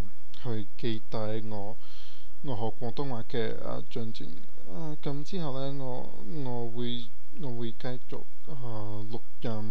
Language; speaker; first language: Cantonese; non-native, learner; Portuguese